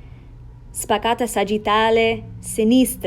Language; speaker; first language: Italian; non-native, fluent; English